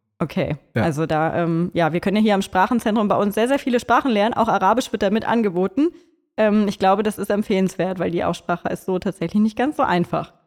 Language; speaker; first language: German; native; German